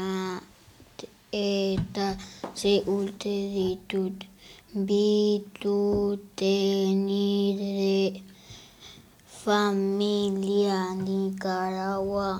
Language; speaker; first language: Basque; non-native, learner; Spanish